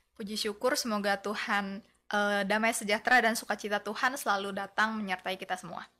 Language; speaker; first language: Indonesian; native; Indonesian